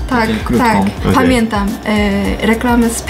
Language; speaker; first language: Polish; non-native, fluent; Japanese